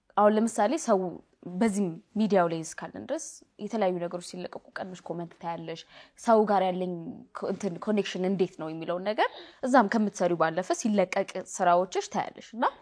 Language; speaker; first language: Amharic; native; Amharic